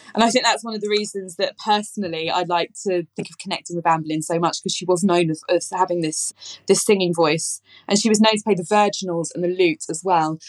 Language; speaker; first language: English; native; English